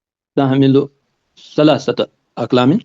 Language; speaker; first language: Arabic; non-native, learner; Urdu